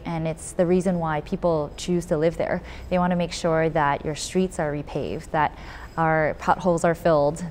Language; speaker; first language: English; native; English